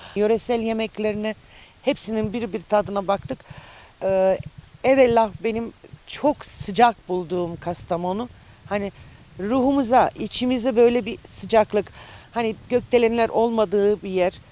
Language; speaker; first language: Turkish; early bilingual, heritage; Romanian